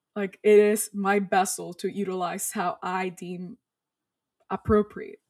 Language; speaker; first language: English; non-native, fluent; Spanish